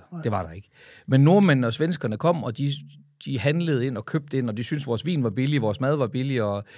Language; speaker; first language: Danish; native; Danish